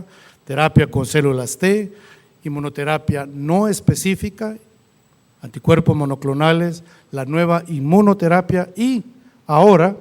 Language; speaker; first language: Spanish; native; Spanish